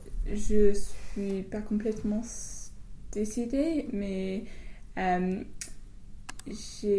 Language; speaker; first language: French; non-native, fluent; English